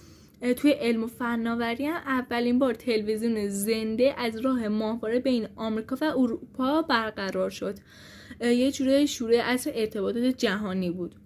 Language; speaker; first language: Persian; native; Persian